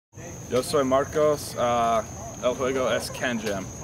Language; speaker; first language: Spanish; non-native, learner; English